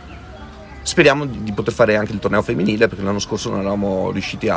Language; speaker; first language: Italian; native; Italian